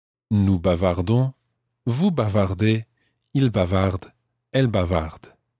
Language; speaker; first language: French; non-native, fluent; English